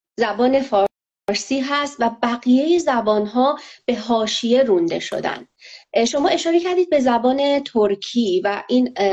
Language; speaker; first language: Persian; non-native, local second language; Azerbaijani